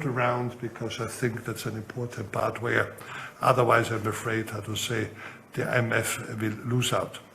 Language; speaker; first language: English; non-native, fluent; German